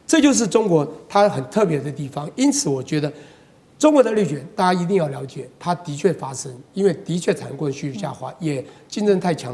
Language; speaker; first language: Chinese; native; Chinese